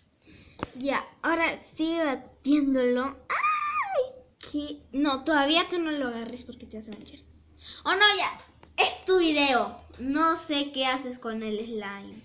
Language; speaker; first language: Spanish; native; Spanish